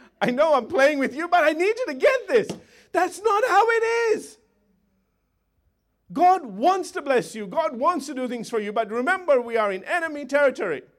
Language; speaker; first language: English; native; English